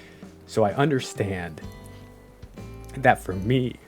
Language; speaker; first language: English; native; English